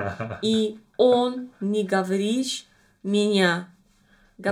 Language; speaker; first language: Russian; non-native, learner; English